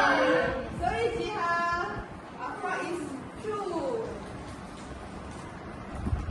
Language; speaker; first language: English; non-native, learner; Malay